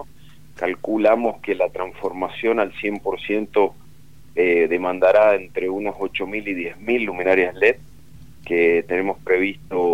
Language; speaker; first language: Spanish; native; Spanish